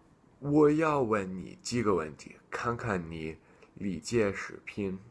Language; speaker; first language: Chinese; non-native, learner; English